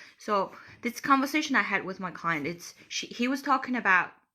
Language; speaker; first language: English; non-native, fluent; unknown